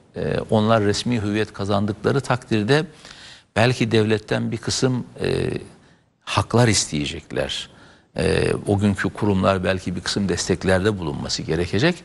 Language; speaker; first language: Turkish; native; Turkish